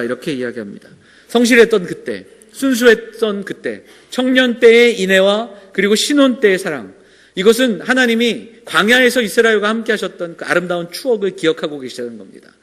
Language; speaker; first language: Korean; native; Korean